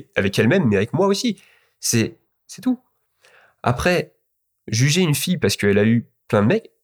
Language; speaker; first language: French; native; French